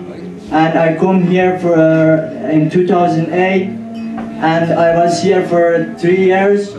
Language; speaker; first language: English; non-native, learner; Pashto